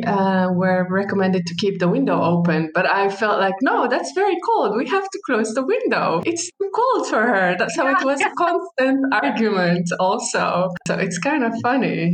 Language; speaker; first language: English; non-native, fluent; Arabic